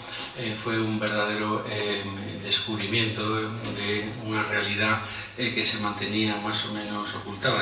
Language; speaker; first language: Spanish; native; Spanish